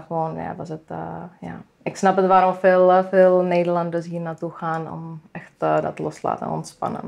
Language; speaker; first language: Dutch; non-native, fluent; Czech